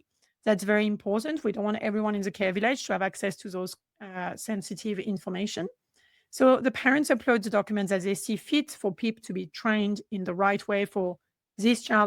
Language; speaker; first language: English; non-native, fluent; French